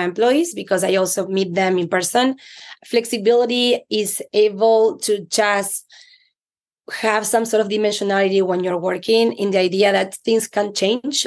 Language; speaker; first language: English; non-native, fluent; Spanish